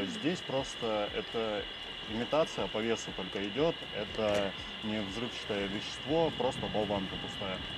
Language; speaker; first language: Russian; non-native, local second language; Ukrainian